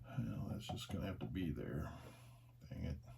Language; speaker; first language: English; native; English